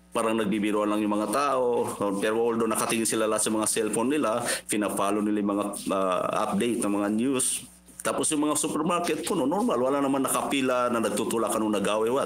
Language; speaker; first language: Filipino; non-native, local second language; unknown